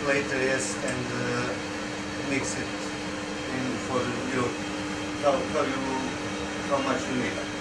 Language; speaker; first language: English; non-native, learner; Croatian